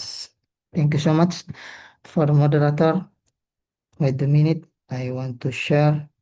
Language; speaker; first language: English; non-native, learner; Indonesian